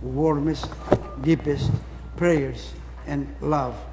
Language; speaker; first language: English; non-native, fluent; Greek